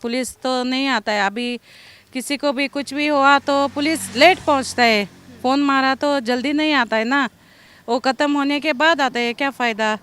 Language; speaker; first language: Hindi; non-native, local second language; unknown